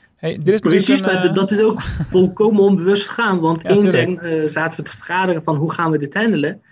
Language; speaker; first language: Dutch; early bilingual, other home language; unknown